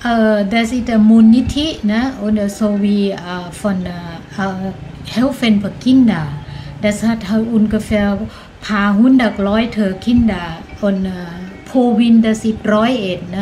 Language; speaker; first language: German; non-native, learner; Thai